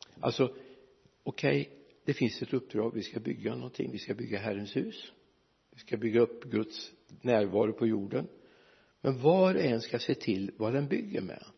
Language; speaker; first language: Swedish; native; Swedish